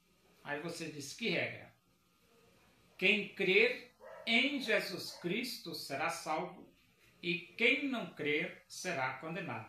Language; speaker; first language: Portuguese; native; Portuguese